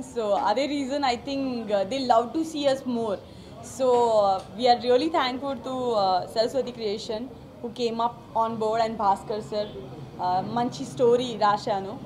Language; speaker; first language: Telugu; non-native, learner; Gujarati